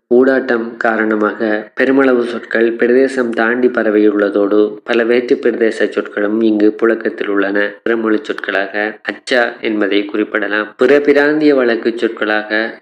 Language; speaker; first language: Tamil; native; Tamil